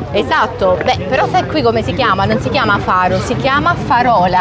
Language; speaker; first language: Italian; native; Italian